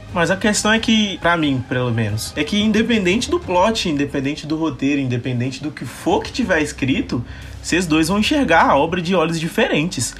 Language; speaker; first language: Portuguese; native; Portuguese